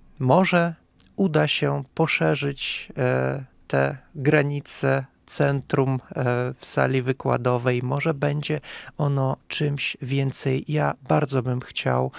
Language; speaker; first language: Polish; non-native, fluent; Russian